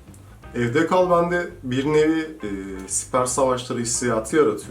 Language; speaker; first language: Turkish; native; Turkish